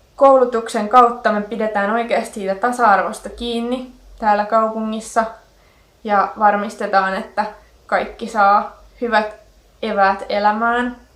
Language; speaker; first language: Finnish; native; Finnish